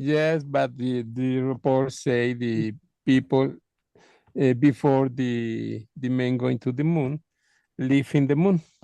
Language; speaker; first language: English; non-native, learner; Spanish